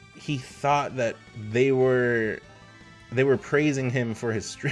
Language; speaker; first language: English; native; English